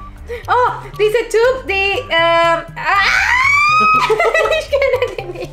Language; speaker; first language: German; non-native, learner; Spanish